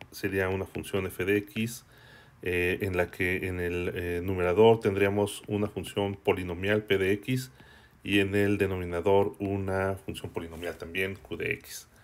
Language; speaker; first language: Spanish; native; Spanish